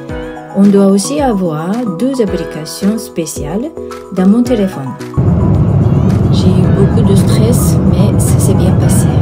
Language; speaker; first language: French; non-native, fluent; Japanese